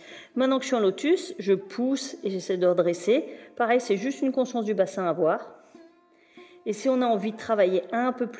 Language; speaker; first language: French; native; French